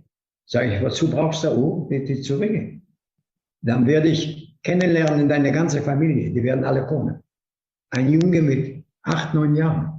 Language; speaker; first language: German; non-native, fluent; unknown